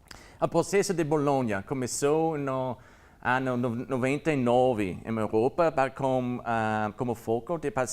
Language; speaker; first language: Portuguese; non-native, learner; German